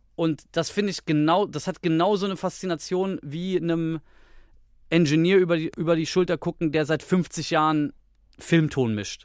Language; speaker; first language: German; early bilingual, heritage; Greek